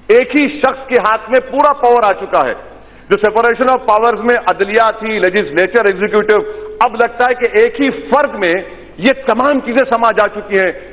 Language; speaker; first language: Urdu; native; Urdu